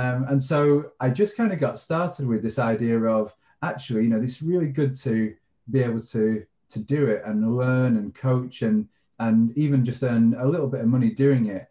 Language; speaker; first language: English; native; English